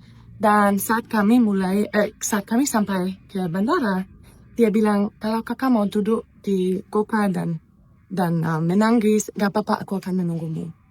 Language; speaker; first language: Indonesian; non-native, fluent; German